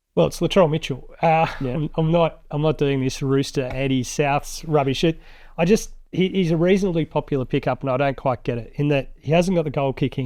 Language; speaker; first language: English; native; English